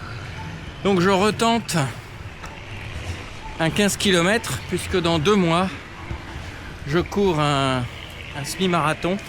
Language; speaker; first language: French; native; French